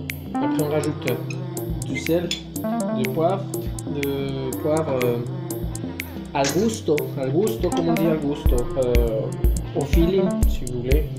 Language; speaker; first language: French; non-native, fluent; Spanish